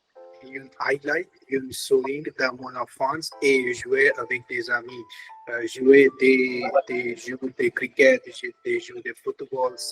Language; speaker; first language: French; non-native, learner; Hindi